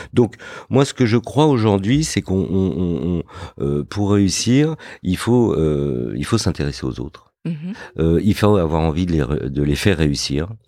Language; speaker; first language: French; early bilingual, other home language; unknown